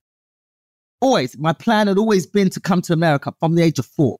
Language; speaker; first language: English; native; English